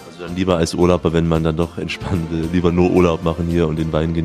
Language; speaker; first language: German; native; German